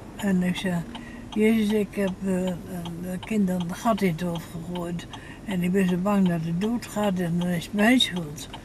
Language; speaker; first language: Dutch; native; Dutch